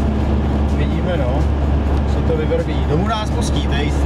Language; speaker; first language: Czech; native; Czech